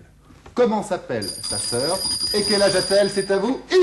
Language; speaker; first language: French; native; French